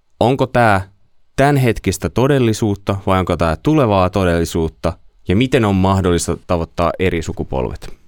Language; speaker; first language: Finnish; native; Finnish